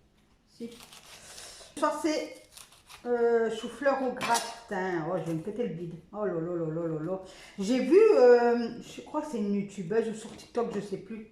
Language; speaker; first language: French; native; French